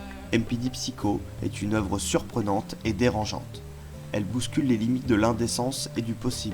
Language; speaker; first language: French; native; French